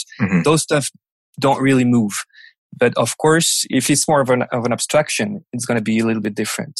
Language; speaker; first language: English; non-native, fluent; French